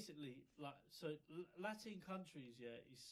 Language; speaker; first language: English; native; English